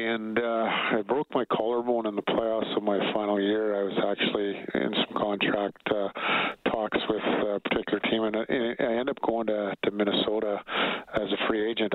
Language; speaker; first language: English; native; English